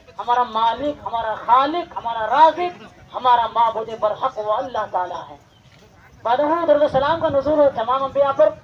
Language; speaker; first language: Urdu; native; Urdu